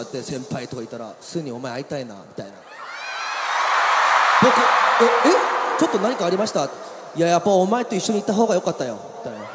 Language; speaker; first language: Japanese; native; Japanese